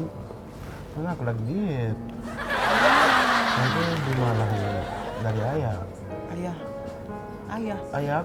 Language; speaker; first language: Indonesian; non-native, learner; Japanese